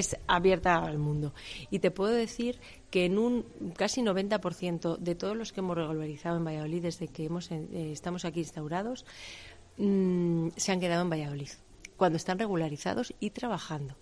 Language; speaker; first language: Spanish; native; Spanish